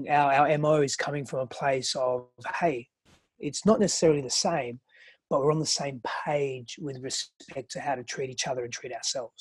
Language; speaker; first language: English; early bilingual, other home language; Greek